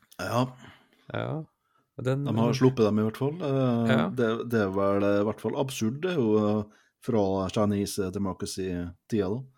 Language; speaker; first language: Norwegian; native; Norwegian